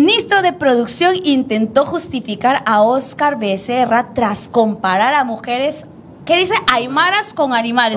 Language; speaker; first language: Spanish; native; Spanish